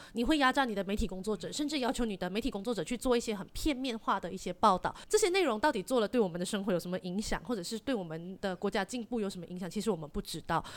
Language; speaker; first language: Chinese; native; Chinese